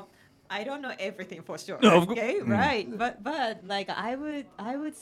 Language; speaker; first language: English; non-native, fluent; Japanese